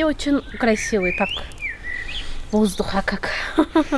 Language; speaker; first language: Russian; non-native, local second language; Azerbaijani